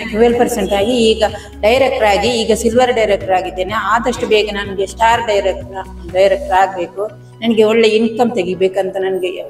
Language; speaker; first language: Kannada; native; Kannada